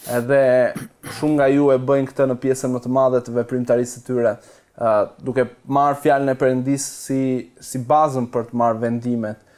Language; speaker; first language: Albanian; native; Albanian